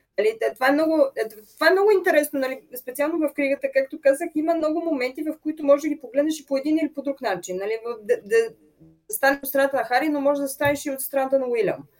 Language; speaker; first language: Bulgarian; native; Bulgarian